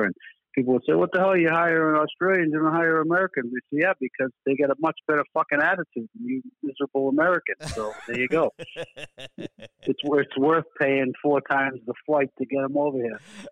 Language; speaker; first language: English; native; English